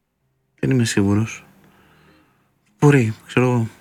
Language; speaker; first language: Greek; native; Greek